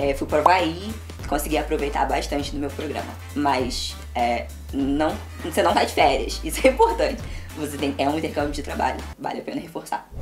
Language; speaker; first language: Portuguese; native; Portuguese